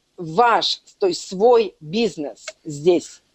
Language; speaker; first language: Russian; native; Russian